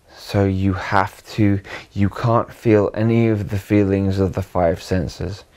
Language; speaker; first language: English; native; English